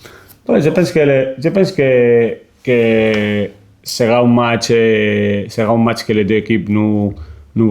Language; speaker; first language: French; non-native, learner; Spanish